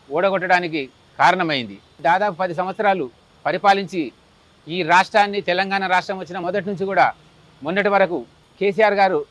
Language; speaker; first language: Telugu; native; Telugu